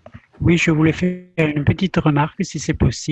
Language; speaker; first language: French; native; French